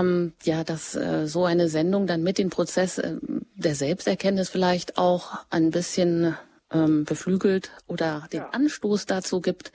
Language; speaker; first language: German; native; German